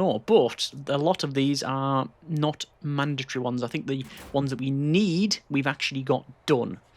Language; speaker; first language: English; native; English